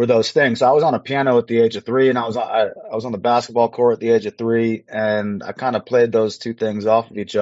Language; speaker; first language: English; native; English